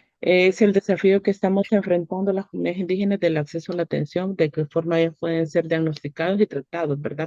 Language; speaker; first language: Spanish; native; Spanish